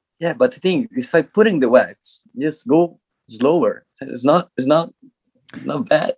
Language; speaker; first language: English; non-native, learner; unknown